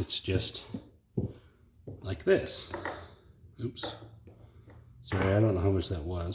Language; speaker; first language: English; native; English